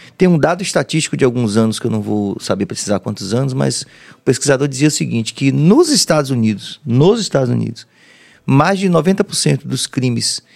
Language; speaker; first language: Portuguese; non-native, fluent; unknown